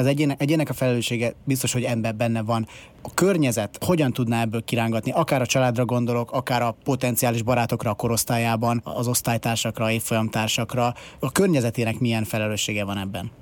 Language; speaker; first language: Hungarian; native; Hungarian